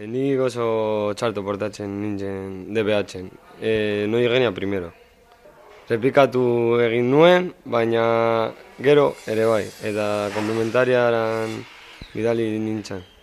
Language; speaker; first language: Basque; non-native, local second language; Spanish